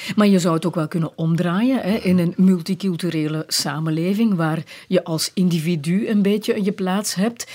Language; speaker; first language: Dutch; native; Dutch